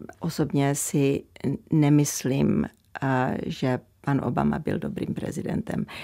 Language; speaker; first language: Czech; early bilingual, heritage; Czech